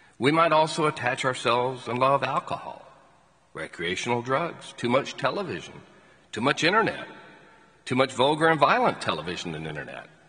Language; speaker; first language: English; native; English